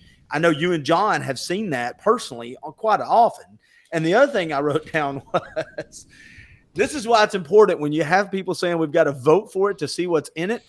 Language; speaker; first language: English; native; English